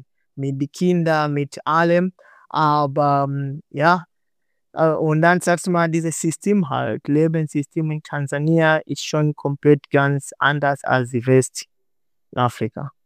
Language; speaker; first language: German; non-native, learner; Swahili